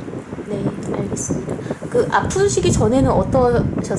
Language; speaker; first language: Korean; native; Korean